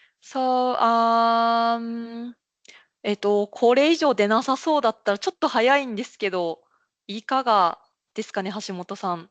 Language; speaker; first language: Japanese; native; Japanese